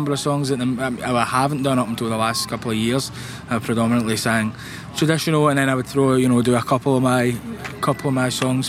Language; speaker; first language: English; native; English